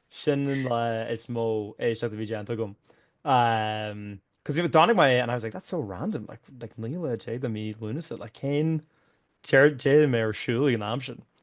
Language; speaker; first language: Irish; native; Irish